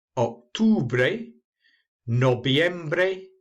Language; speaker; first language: Spanish; non-native, learner; English